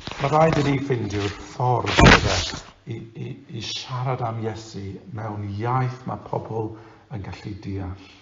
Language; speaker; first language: Welsh; non-native, local second language; English